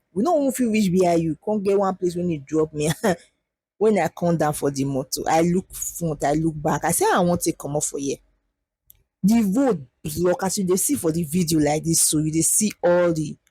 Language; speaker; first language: Nigerian Pidgin; native; Nigerian Pidgin